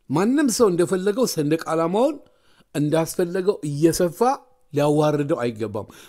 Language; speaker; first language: Amharic; native; Amharic